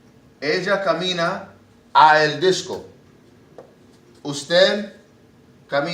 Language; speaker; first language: Spanish; non-native, learner; English